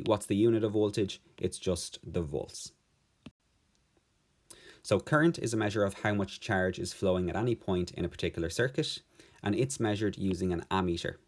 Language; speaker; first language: English; native; English